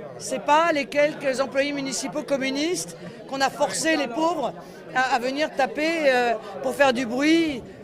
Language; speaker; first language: French; native; French